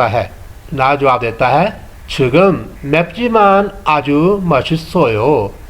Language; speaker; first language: Korean; non-native, learner; Urdu